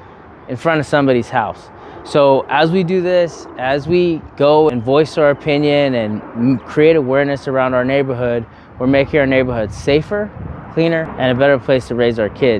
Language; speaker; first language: English; native; English